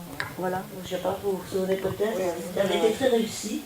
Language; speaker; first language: French; native; French